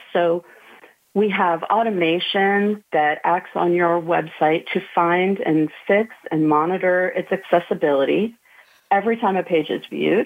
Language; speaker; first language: English; native; English